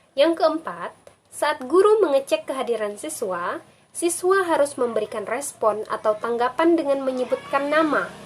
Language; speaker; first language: Indonesian; native; Indonesian